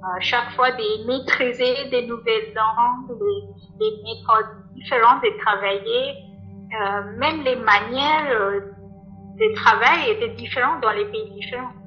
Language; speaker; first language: French; non-native, fluent; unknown